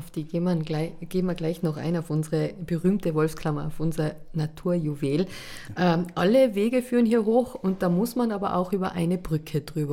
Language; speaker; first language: German; native; German